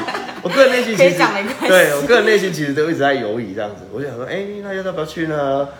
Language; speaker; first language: Chinese; native; Chinese